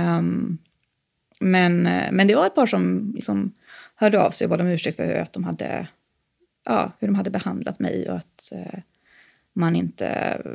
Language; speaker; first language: Swedish; native; Swedish